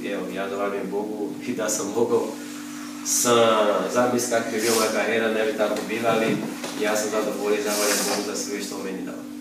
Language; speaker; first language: Croatian; non-native, learner; Portuguese